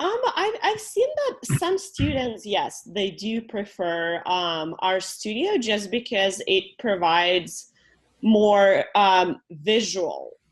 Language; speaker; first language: English; non-native, fluent; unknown